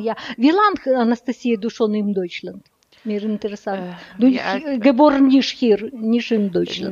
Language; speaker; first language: German; non-native, learner; Russian